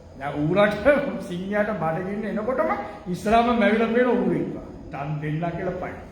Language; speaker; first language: Sinhala; native; Sinhala